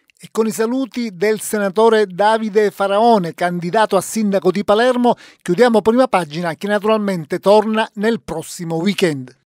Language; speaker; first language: Italian; native; Italian